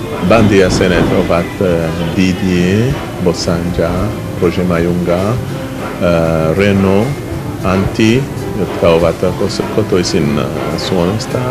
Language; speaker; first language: Finnish; non-native, fluent; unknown